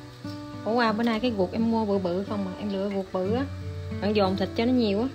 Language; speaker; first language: Vietnamese; native; Vietnamese